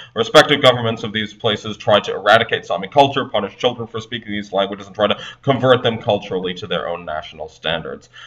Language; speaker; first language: English; native; English